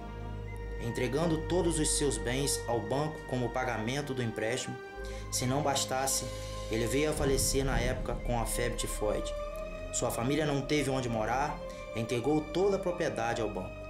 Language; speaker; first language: Portuguese; native; Portuguese